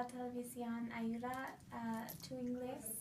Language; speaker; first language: Spanish; non-native, fluent; English